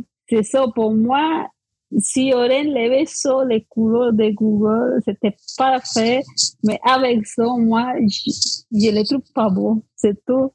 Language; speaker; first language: French; non-native, fluent; Spanish